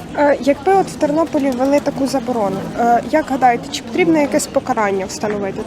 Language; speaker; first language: Ukrainian; native; Ukrainian